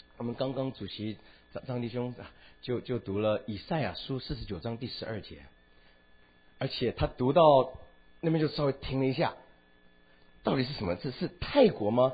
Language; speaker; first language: Chinese; early bilingual, other home language; Min Nan Chinese